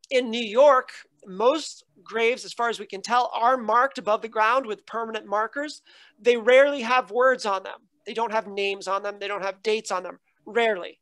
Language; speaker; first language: English; native; English